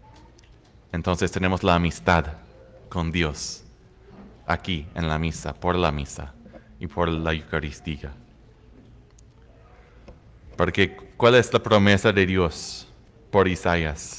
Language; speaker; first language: Spanish; non-native, fluent; English